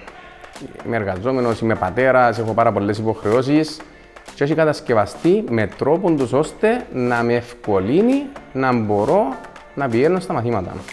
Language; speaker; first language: Greek; native; Greek